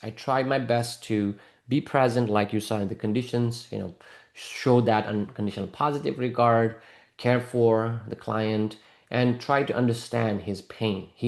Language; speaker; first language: English; non-native, fluent; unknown